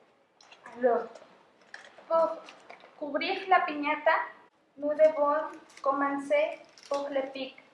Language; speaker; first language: French; non-native, fluent; Spanish